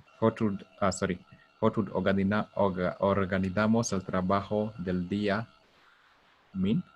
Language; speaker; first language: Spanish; non-native, fluent; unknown